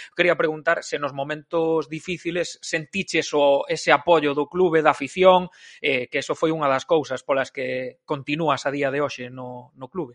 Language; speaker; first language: Galician; native; Galician